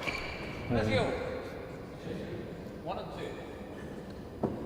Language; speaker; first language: English; native; English